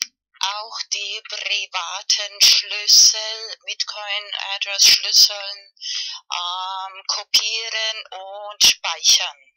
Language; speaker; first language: German; non-native, learner; Spanish